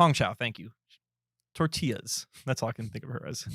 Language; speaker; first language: English; native; English